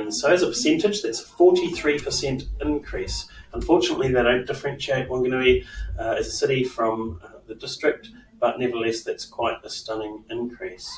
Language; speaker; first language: English; native; English